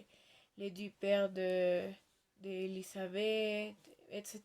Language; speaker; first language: French; non-native, learner; Spanish